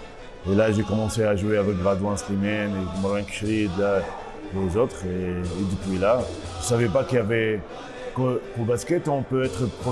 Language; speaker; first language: French; non-native, local second language; Arabic